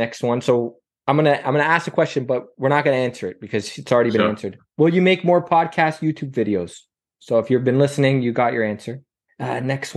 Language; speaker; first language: English; native; English